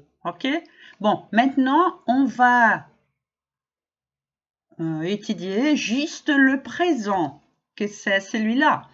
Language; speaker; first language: French; non-native, fluent; Portuguese